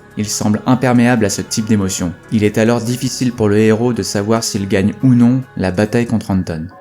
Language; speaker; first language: French; native; French